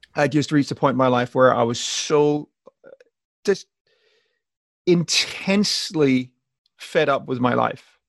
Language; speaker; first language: English; non-native, fluent; Danish